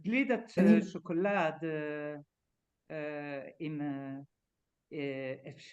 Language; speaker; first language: Hebrew; non-native, learner; French